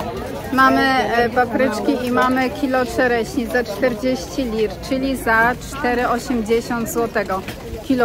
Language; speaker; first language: Polish; native; Polish